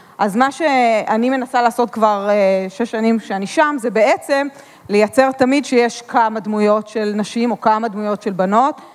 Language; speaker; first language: Hebrew; native; Hebrew